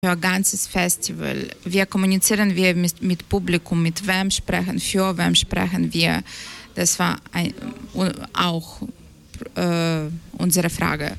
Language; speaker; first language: German; non-native, learner; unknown